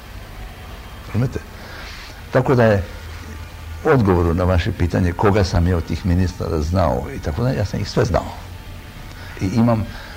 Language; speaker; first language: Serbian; early bilingual, heritage; Croatian